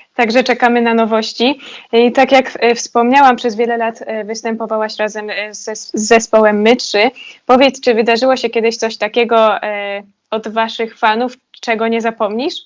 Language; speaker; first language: Polish; native; Polish